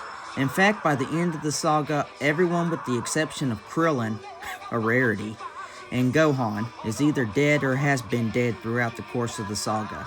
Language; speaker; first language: English; native; English